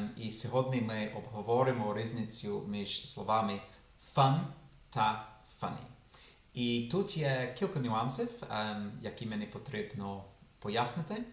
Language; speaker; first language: Ukrainian; non-native, fluent; English